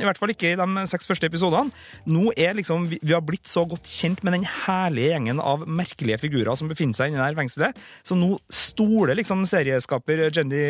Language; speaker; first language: Norwegian; native; Norwegian